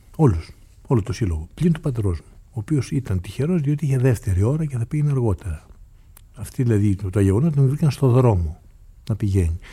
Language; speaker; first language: Greek; native; Greek